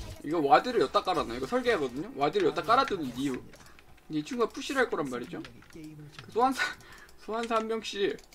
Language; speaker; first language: Korean; native; Korean